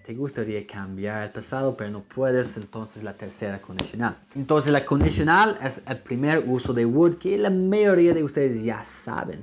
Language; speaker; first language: Spanish; non-native, fluent; English